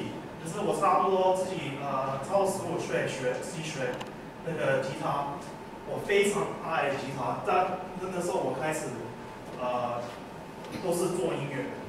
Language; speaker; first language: Chinese; early bilingual, heritage; English